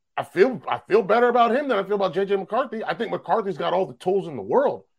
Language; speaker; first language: English; native; English